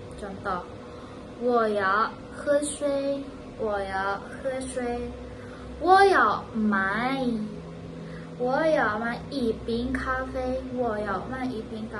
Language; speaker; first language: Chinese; non-native, learner; Indonesian